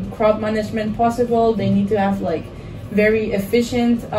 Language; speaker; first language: English; non-native, fluent; Spanish